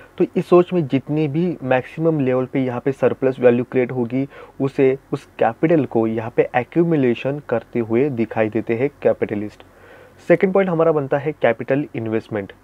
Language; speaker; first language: Hindi; non-native, local second language; Marathi